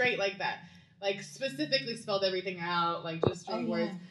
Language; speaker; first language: English; native; English